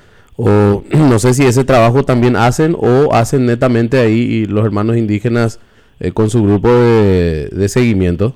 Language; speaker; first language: Spanish; native; Spanish